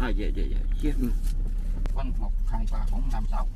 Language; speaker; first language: English; non-native, learner; Vietnamese